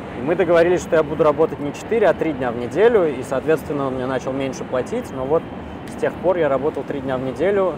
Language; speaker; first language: Russian; early bilingual, heritage; Russian